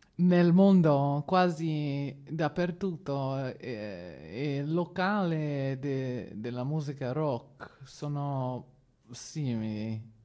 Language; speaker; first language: Italian; non-native, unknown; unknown